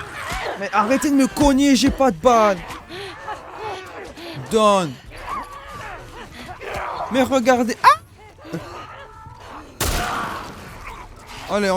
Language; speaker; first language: French; native; French